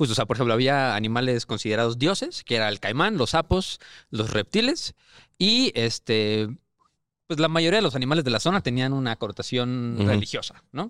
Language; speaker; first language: Spanish; native; Spanish